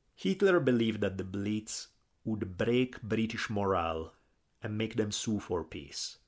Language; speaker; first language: English; non-native, fluent; Italian